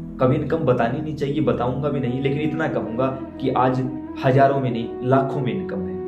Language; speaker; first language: Hindi; native; Hindi